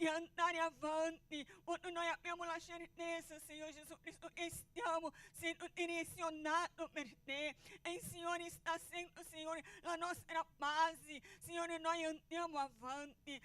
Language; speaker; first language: Italian; non-native, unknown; Portuguese